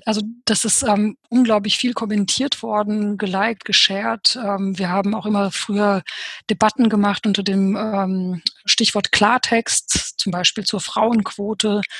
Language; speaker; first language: German; early bilingual, other home language; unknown